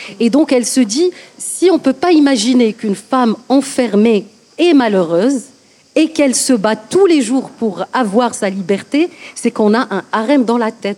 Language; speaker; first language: French; non-native, local second language; Arabic